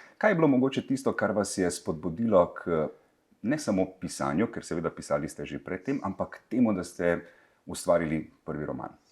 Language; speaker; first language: Slovenian; native; Slovenian